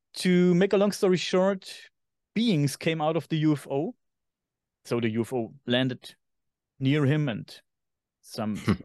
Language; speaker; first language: English; non-native, fluent; German